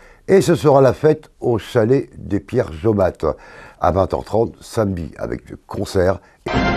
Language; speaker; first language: French; native; French